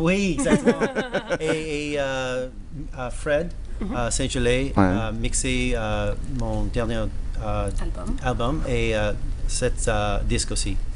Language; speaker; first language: French; non-native, learner; English